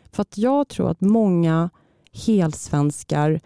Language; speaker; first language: Swedish; early bilingual, other home language; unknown